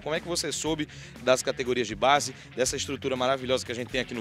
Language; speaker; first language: Portuguese; native; Portuguese